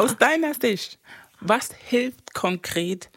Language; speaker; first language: German; non-native, fluent; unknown